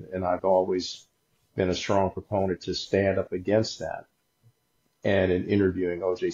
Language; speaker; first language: English; native; English